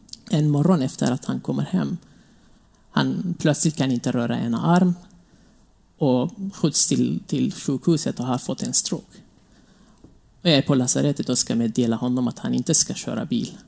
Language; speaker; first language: Swedish; non-native, fluent; Kurdish